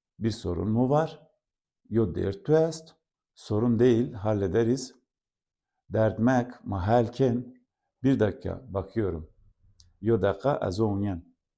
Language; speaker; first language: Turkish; non-native, local second language; Zaza